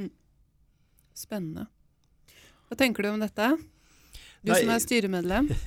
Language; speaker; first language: Norwegian; native; Norwegian